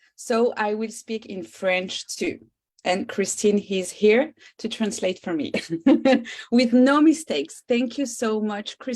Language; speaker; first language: English; non-native, learner; French